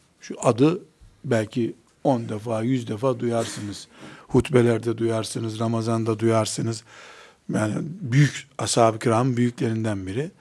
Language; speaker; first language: Turkish; native; Turkish